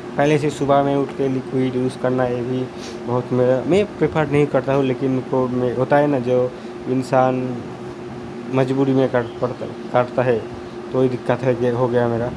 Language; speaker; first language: Hindi; non-native, local second language; Bangla